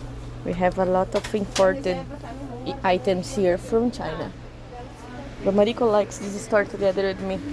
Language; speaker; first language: English; non-native, learner; Portuguese